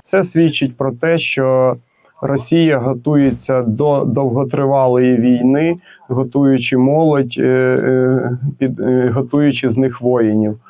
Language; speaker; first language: Ukrainian; native; Ukrainian